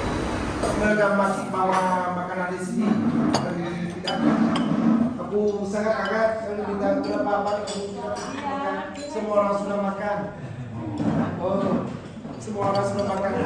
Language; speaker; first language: Indonesian; non-native, learner; Vietnamese